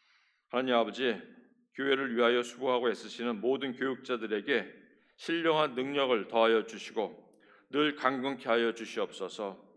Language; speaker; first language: Korean; native; Korean